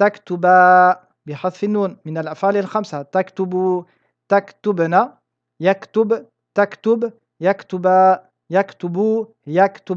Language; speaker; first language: Arabic; non-native, fluent; French